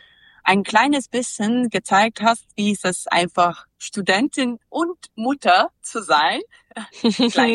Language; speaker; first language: German; non-native, fluent; Serbian